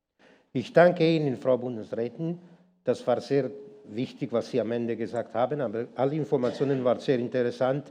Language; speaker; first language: German; non-native, local second language; Italian